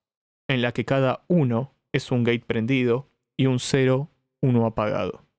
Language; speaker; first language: Spanish; native; Spanish